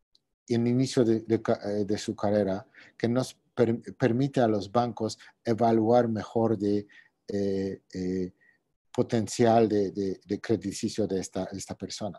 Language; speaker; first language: Spanish; non-native, fluent; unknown